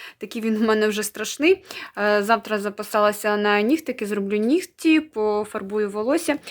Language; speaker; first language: Ukrainian; native; Ukrainian